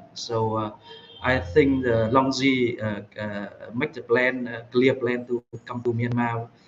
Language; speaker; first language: English; non-native, fluent; Vietnamese